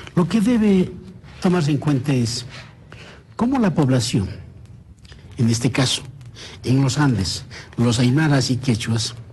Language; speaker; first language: Spanish; non-native, local second language; Aymara